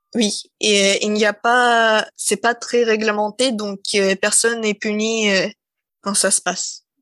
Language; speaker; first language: French; non-native, fluent; Russian